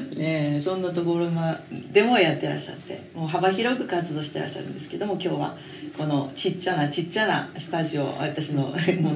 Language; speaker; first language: Japanese; native; Japanese